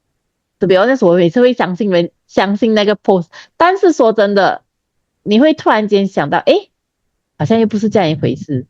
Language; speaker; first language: Chinese; native; Chinese